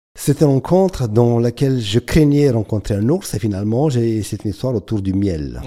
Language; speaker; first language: French; non-native, fluent; Romanian